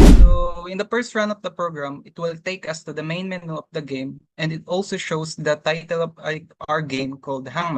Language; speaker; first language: English; non-native, local second language; Filipino